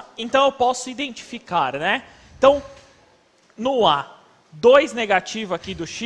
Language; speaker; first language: Portuguese; native; Portuguese